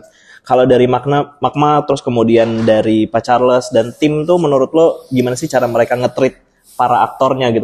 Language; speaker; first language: Indonesian; native; Indonesian